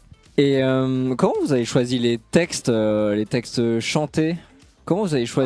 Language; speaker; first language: French; native; French